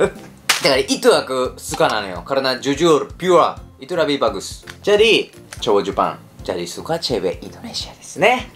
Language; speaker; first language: Indonesian; non-native, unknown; Japanese